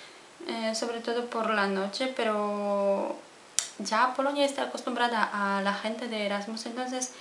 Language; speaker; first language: Spanish; non-native, fluent; Polish